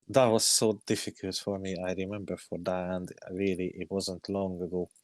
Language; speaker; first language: English; non-native, learner; Hungarian